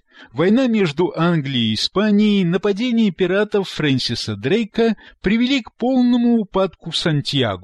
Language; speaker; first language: Russian; native; Russian